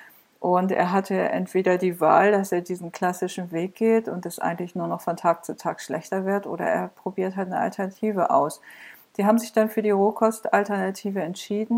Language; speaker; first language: German; native; German